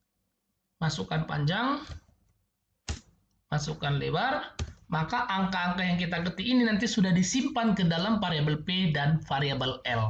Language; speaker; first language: Indonesian; native; Indonesian